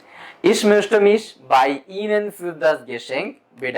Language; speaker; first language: German; non-native, fluent; Bangla